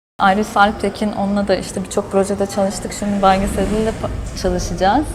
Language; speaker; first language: Turkish; early bilingual, heritage; Turkish